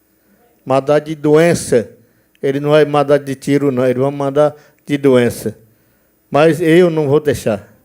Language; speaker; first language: Portuguese; non-native, local second language; Yanomámi